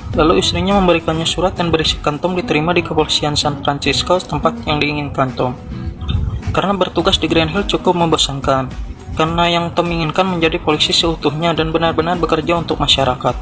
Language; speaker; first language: Indonesian; native; Indonesian